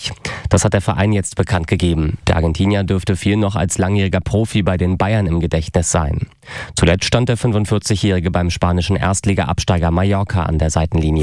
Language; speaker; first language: German; native; German